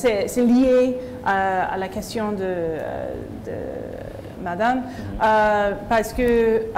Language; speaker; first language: French; non-native, fluent; English